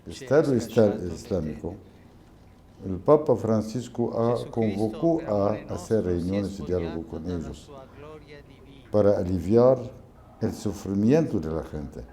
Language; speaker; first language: Portuguese; non-native, learner; Arabic